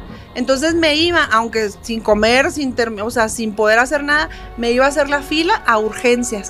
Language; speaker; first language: Spanish; native; Spanish